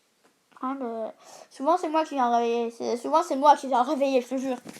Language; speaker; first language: French; native; French